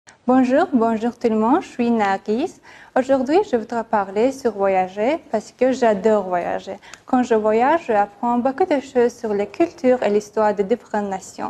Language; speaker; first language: French; non-native, learner; Azerbaijani